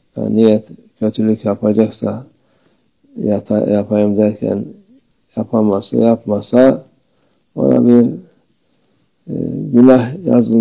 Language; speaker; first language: Turkish; native; Turkish